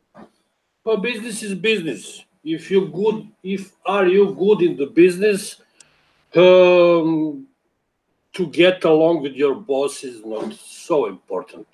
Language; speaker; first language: English; non-native, learner; Serbian